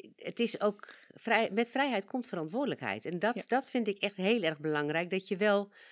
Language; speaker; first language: Dutch; native; Dutch